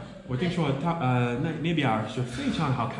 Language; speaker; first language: Chinese; non-native, learner; English